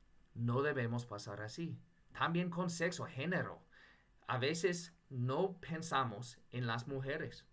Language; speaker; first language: Spanish; non-native, fluent; English